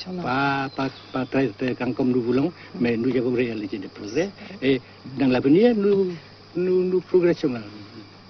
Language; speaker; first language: French; non-native, fluent; Vietnamese